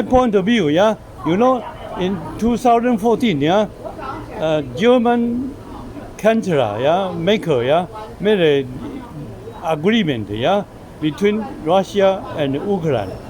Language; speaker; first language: English; non-native, learner; Chinese